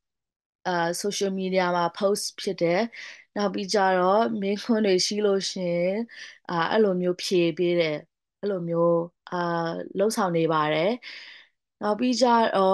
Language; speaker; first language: Burmese; non-native, local second language; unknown